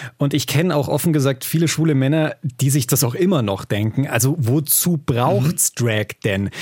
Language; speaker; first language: German; native; German